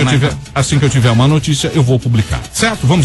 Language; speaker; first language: Portuguese; native; Portuguese